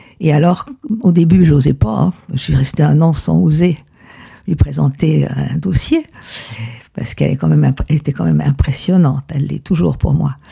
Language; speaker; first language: French; non-native, fluent; Spanish